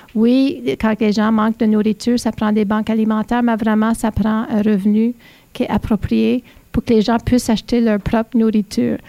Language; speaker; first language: French; native; French